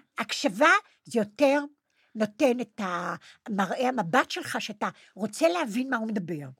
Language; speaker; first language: Hebrew; non-native, fluent; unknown